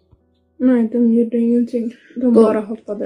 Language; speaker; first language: Swedish; early bilingual, other home language; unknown